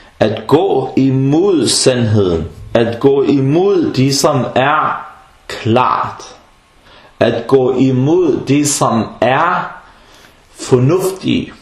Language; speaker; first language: Danish; early bilingual, other home language; Arabic